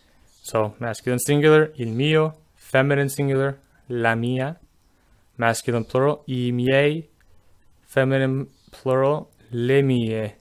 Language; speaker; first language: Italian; non-native, fluent; English